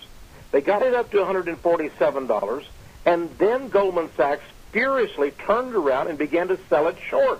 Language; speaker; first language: English; native; English